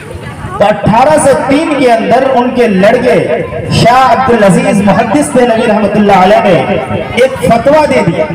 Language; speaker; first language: Urdu; native; Urdu